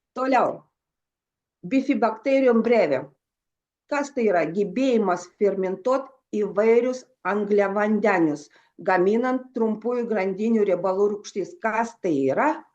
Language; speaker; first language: Lithuanian; non-native, local second language; Russian